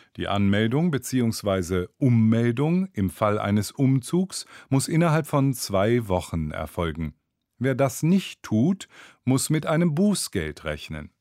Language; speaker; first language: German; native; German